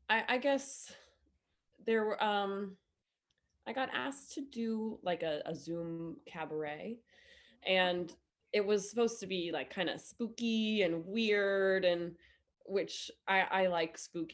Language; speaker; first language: English; native; English